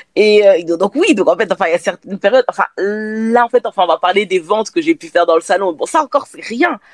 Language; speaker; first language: French; native; French